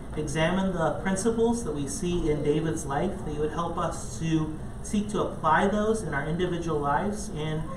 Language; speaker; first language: English; native; English